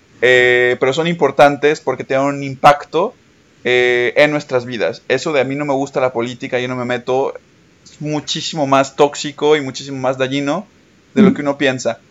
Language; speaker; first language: Spanish; native; Spanish